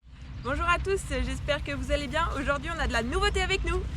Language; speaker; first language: French; native; French